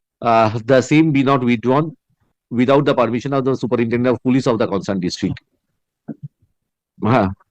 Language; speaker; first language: English; non-native, local second language; Bangla